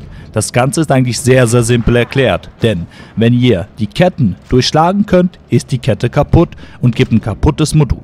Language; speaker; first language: German; native; German